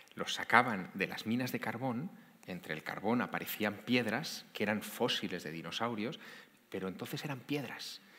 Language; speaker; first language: Spanish; native; Spanish